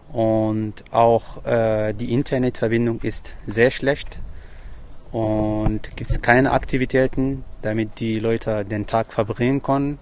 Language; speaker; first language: German; non-native, learner; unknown